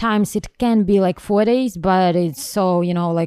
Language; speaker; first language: English; non-native, learner; Ukrainian